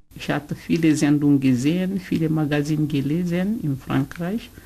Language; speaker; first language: German; non-native, learner; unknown